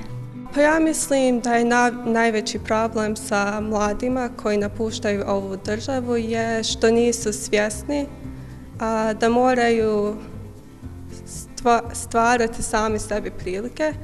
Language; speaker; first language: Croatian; early bilingual, heritage; Bosnian